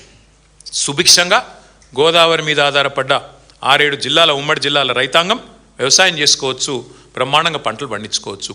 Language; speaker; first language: Telugu; native; Telugu